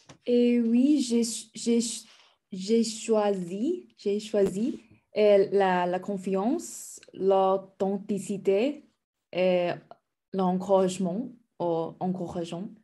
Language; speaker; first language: French; non-native, learner; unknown